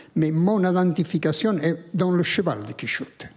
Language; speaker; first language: French; non-native, fluent; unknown